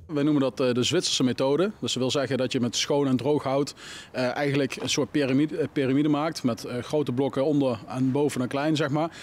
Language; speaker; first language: Dutch; native; Dutch